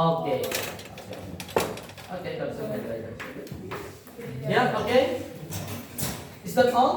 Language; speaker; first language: English; non-native, fluent; Indonesian